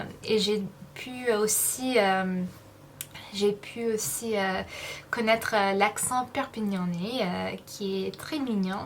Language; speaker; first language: French; non-native, fluent; English